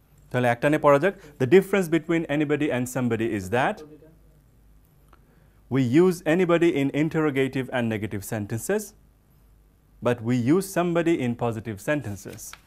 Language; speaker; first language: English; non-native, local second language; Bangla